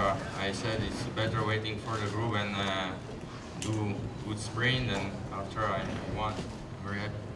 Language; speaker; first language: English; non-native, learner; Slovak